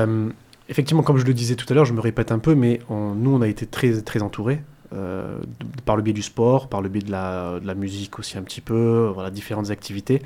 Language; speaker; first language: French; early bilingual, other home language; Arabic